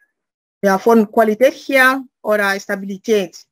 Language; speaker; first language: German; non-native, fluent; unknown